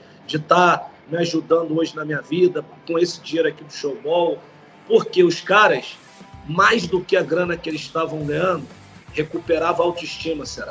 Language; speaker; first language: Portuguese; native; Portuguese